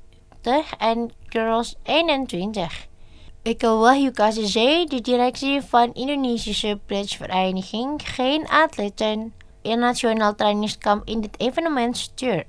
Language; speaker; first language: Dutch; non-native, fluent; Indonesian